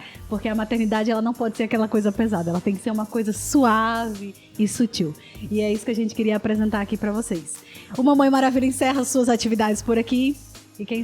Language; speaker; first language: Portuguese; native; Portuguese